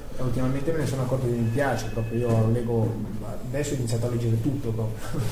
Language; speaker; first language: Italian; non-native, fluent; Croatian